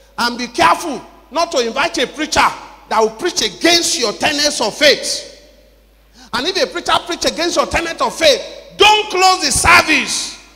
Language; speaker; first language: English; non-native, local second language; Yoruba